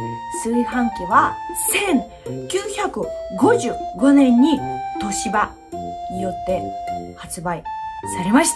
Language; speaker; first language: Japanese; non-native, fluent; Russian